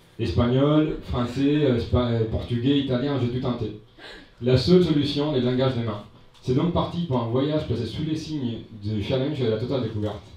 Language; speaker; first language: French; non-native, fluent; Spanish